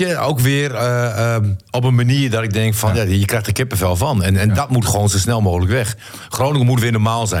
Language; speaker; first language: Dutch; native; Dutch